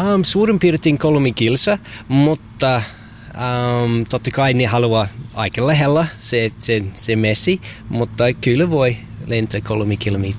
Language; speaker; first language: Finnish; non-native, learner; English